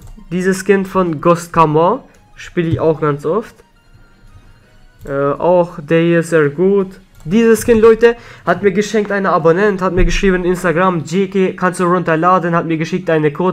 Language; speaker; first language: German; non-native, learner; Albanian